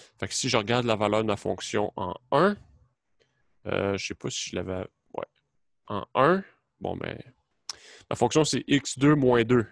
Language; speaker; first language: French; native; French